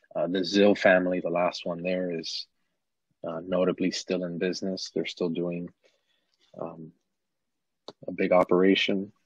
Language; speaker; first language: English; native; English